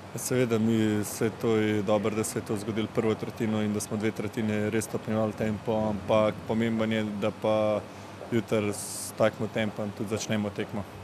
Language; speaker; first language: Slovenian; early bilingual, other home language; Bosnian